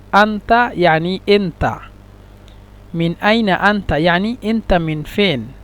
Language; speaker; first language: Arabic; non-native, fluent; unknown